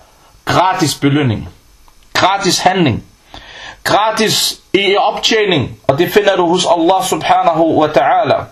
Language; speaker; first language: Danish; early bilingual, other home language; Arabic